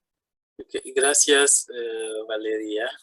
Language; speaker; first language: Spanish; non-native, fluent; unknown